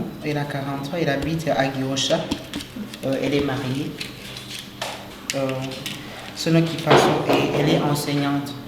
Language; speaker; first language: French; non-native, local second language; Rundi